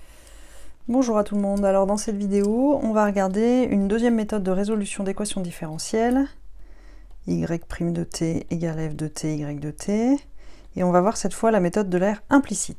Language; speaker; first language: French; native; French